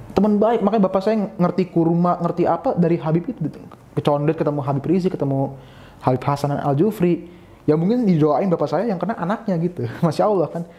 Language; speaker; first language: Indonesian; native; Indonesian